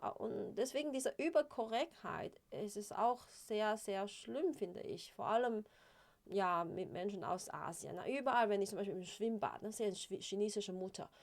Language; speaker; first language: German; non-native, fluent; Chinese